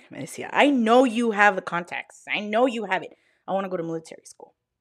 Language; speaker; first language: English; early bilingual, other home language; Spanish